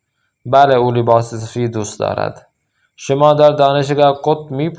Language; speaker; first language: Persian; non-native, fluent; Urdu